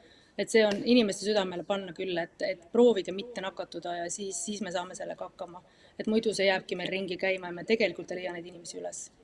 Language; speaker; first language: Estonian; native; Estonian